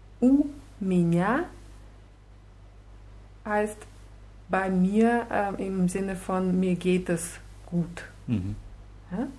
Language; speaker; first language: German; non-native, fluent; Russian